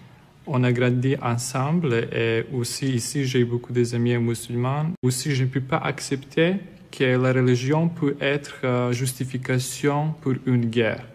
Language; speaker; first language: French; non-native, fluent; Serbian